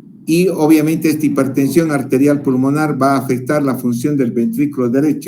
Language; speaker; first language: Spanish; native; Spanish